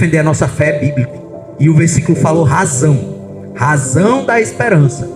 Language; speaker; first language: Portuguese; native; Portuguese